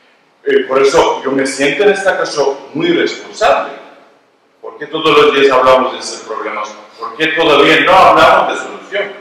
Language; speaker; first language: Spanish; non-native, learner; Turkish